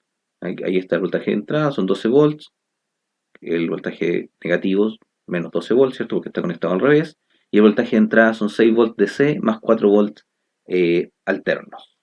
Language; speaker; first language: Spanish; native; Spanish